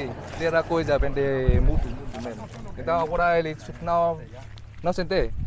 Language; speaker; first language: Portuguese; non-native, learner; Vietnamese